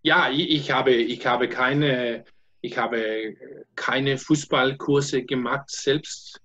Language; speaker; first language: German; non-native, learner; Danish